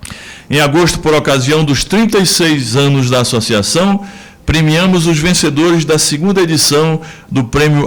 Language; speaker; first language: Portuguese; native; Portuguese